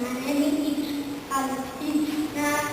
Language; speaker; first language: English; non-native, learner; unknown